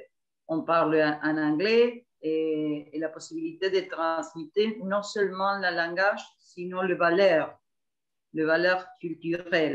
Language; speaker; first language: French; non-native, fluent; Spanish